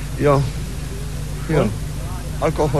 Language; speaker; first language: German; non-native, learner; Polish